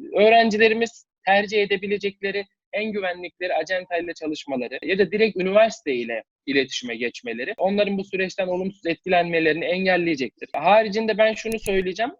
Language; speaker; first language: Turkish; native; Turkish